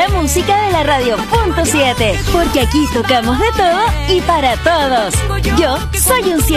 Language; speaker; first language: Spanish; native; Spanish